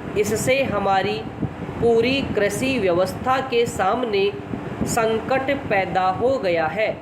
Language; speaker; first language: Hindi; native; Hindi